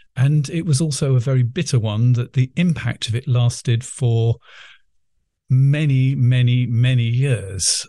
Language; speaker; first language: English; native; English